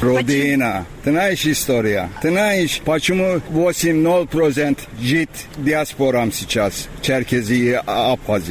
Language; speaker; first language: Russian; non-native, learner; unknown